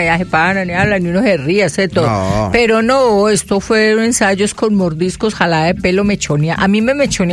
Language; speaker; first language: Spanish; native; Spanish